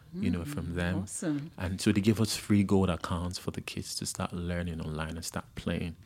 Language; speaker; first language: English; non-native, local second language; Yoruba